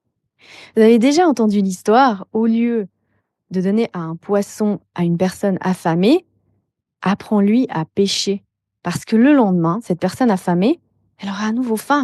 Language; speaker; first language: French; native; French